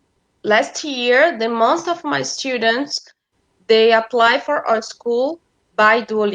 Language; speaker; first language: English; non-native, fluent; Portuguese